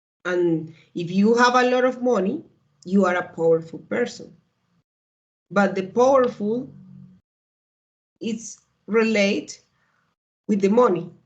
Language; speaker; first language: English; non-native, learner; Spanish